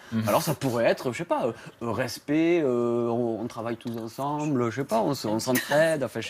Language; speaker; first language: French; native; French